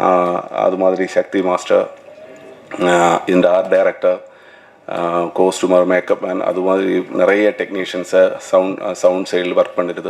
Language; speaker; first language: Tamil; non-native, learner; Malayalam